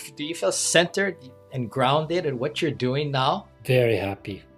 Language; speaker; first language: English; native; English